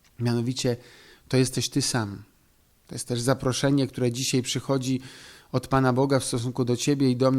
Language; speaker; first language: Polish; native; Polish